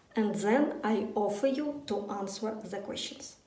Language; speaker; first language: English; non-native, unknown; Russian